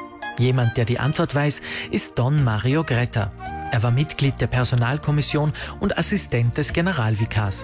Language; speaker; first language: German; native; German